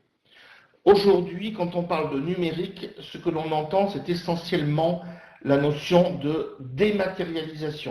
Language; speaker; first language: French; native; French